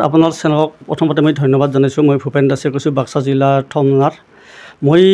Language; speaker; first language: Assamese; native; Assamese